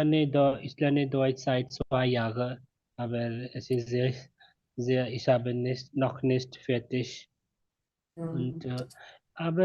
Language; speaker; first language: German; non-native, learner; Hindi